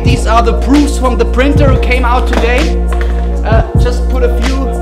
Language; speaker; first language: English; non-native, learner; German